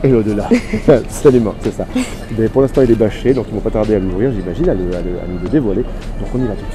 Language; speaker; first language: French; native; French